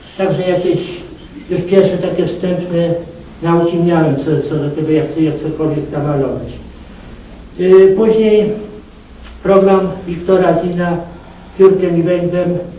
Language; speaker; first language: Polish; native; Polish